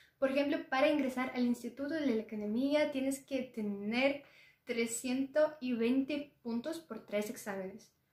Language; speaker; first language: Spanish; non-native, learner; Russian